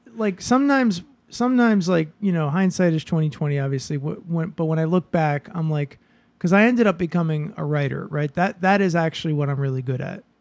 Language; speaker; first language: English; native; English